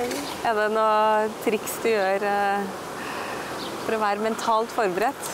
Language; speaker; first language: Norwegian; native; Norwegian